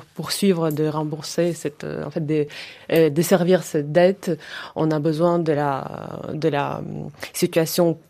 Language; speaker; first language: French; non-native, fluent; Ukrainian